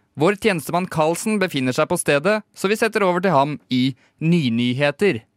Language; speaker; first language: Norwegian; native; Norwegian